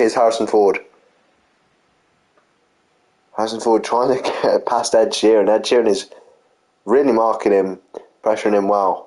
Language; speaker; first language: English; native; English